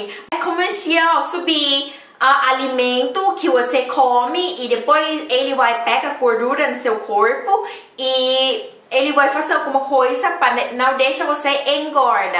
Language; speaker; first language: Portuguese; non-native, learner; Thai